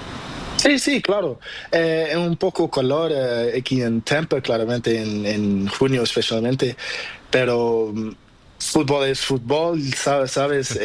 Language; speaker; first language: Spanish; non-native, learner; Portuguese